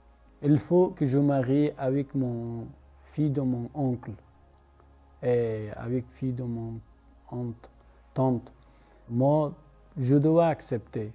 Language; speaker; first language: French; non-native, learner; Persian